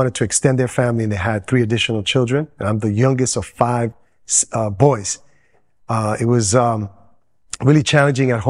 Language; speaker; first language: English; non-native, local second language; Spanish